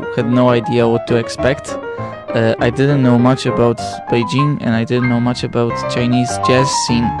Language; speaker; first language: English; non-native, fluent; Polish